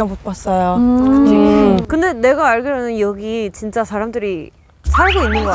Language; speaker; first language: Korean; non-native, fluent; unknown